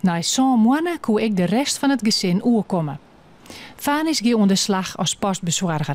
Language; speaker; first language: Dutch; non-native, local second language; Western Frisian